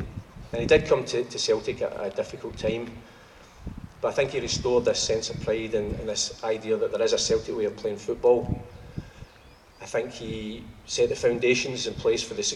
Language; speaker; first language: English; native; English